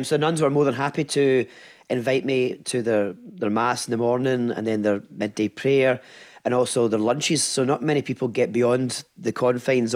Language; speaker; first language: English; native; English